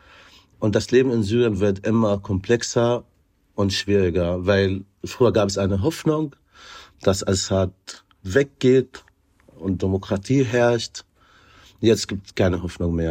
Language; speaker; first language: German; non-native, fluent; Arabic